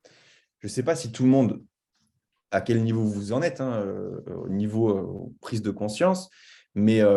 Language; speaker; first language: French; native; French